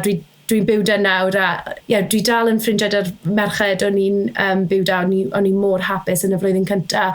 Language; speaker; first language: Welsh; native; Welsh